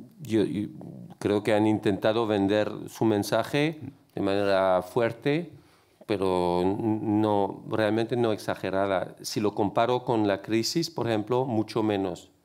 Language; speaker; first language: Spanish; non-native, fluent; French